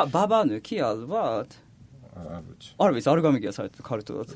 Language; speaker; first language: Georgian; non-native, learner; Japanese